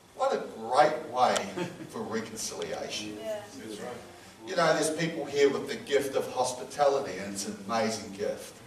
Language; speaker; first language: English; native; English